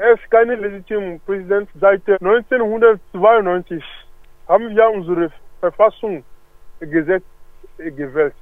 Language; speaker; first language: German; non-native, learner; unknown